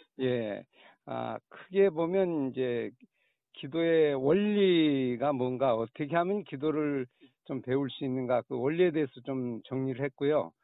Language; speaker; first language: Korean; native; Korean